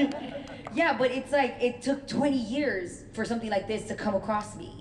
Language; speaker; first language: English; early bilingual, other home language; Urdu